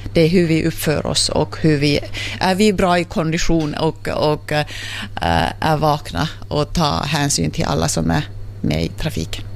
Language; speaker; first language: Swedish; non-native, local second language; Finnish